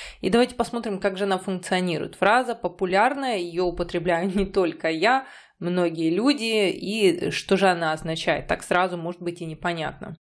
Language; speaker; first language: Russian; native; Russian